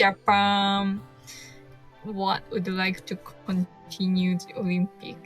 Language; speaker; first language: English; non-native, learner; Japanese